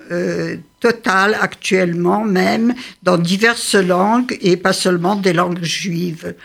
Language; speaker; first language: French; early bilingual, other home language; Yiddish